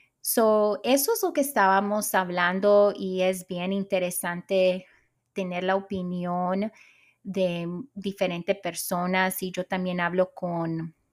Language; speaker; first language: Spanish; early bilingual, heritage; Spanish